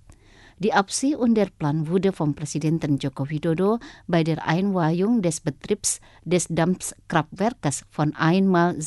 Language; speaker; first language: German; non-native, fluent; Indonesian